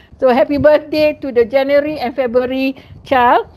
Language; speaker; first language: English; non-native, local second language; Malay